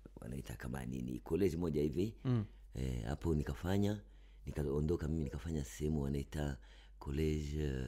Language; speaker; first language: Swahili; non-native, local second language; Kinyarwanda